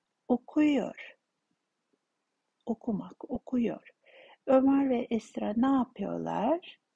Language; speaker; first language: Turkish; non-native, fluent; Kazakh